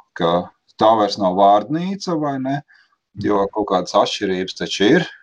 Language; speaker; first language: Latvian; native; Latvian